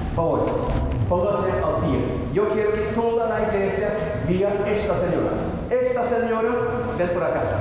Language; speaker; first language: Spanish; non-native, fluent; Norwegian